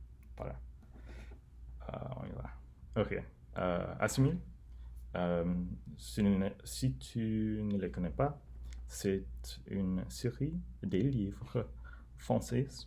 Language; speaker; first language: French; non-native, learner; English